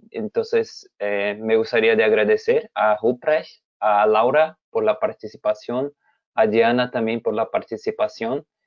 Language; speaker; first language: Spanish; non-native, fluent; Portuguese